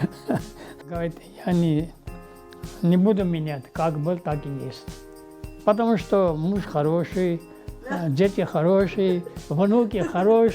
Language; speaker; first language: Russian; non-native, local second language; Armenian